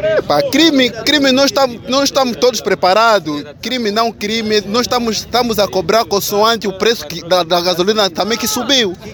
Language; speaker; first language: Portuguese; native; Portuguese